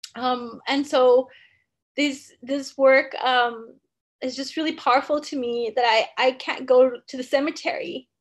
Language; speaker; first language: English; early bilingual, other home language; Spanish